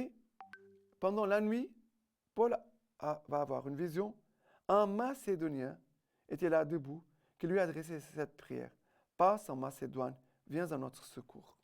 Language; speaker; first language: French; non-native, fluent; Portuguese